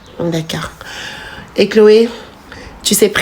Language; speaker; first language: French; native; French